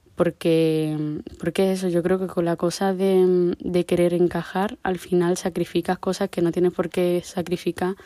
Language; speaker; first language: Spanish; native; Spanish